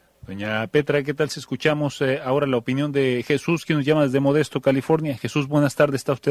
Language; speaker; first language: Spanish; native; Spanish